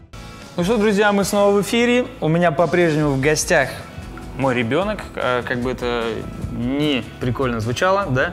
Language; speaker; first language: Russian; native; Russian